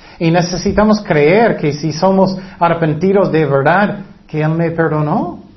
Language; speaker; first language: Spanish; non-native, fluent; English